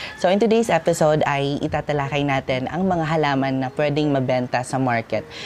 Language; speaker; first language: Filipino; non-native, local second language; Waray